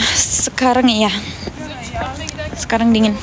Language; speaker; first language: Indonesian; non-native, learner; Turkish